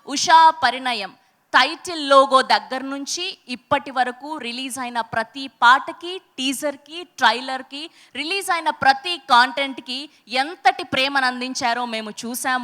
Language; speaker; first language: Telugu; native; Telugu